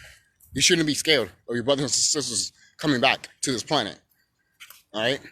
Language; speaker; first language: English; native; English